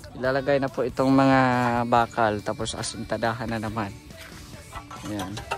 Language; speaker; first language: Filipino; non-native, local second language; Cebuano